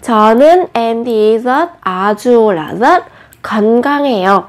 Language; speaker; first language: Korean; non-native, fluent; Vietnamese